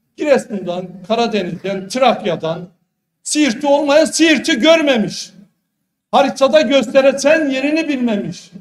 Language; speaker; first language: Turkish; non-native, local second language; Kurdish